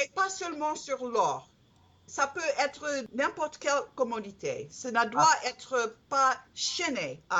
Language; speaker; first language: French; non-native, learner; English